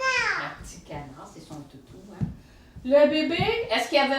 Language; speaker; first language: French; native; French